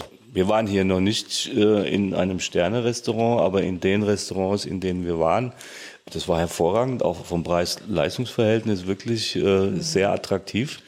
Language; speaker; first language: German; native; German